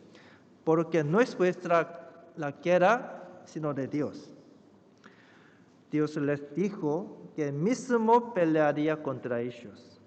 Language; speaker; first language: Spanish; non-native, fluent; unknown